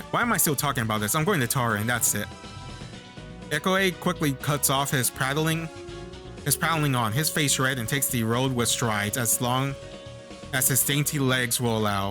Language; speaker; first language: English; native; English